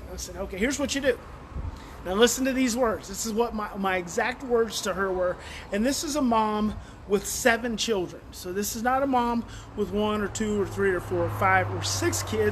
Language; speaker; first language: English; native; English